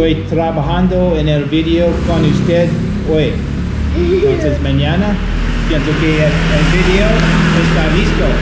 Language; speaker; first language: Spanish; non-native, learner; English